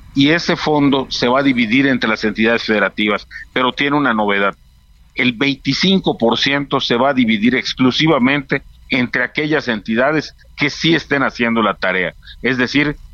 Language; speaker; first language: Spanish; native; Spanish